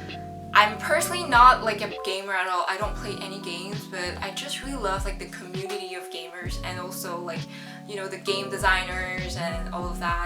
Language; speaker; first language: English; non-native, local second language; French